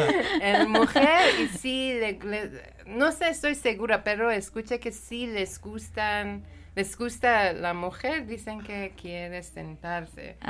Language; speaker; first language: Spanish; non-native, fluent; Persian